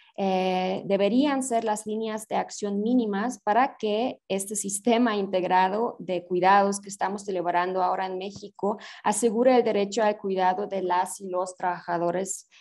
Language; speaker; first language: Spanish; non-native, fluent; German